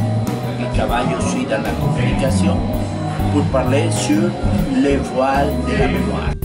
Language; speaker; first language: French; non-native, fluent; Spanish